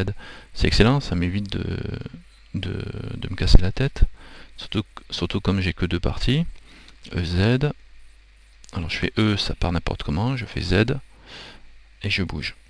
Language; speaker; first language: French; native; French